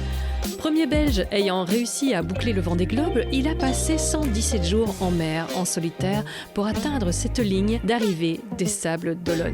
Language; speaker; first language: French; native; French